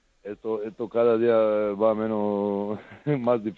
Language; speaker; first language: Spanish; non-native, fluent; Serbian